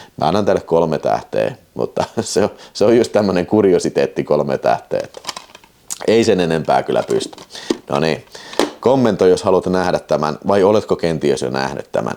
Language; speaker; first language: Finnish; native; Finnish